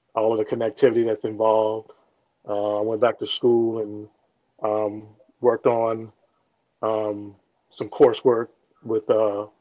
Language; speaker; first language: English; native; English